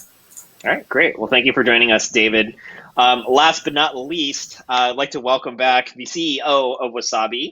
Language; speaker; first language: English; native; English